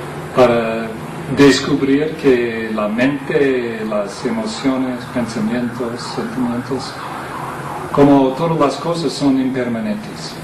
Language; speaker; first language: Spanish; non-native, fluent; English